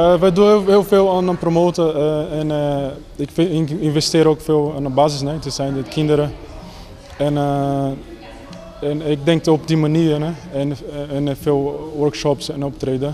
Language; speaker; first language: Dutch; non-native, fluent; Portuguese